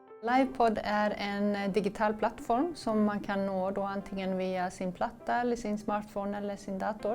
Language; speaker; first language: Swedish; native; Swedish